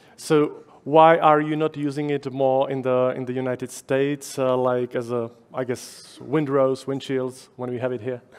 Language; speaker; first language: English; non-native, fluent; Czech